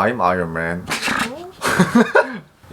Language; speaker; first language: Spanish; non-native, fluent; Korean